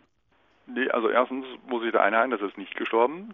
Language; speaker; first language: German; native; German